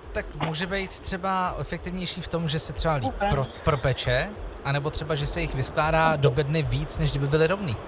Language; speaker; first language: Czech; native; Czech